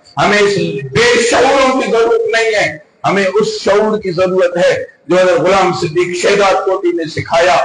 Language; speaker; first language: Urdu; non-native, local second language; Sindhi